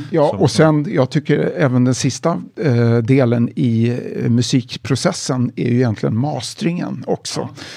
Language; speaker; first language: Swedish; early bilingual, other home language; Italian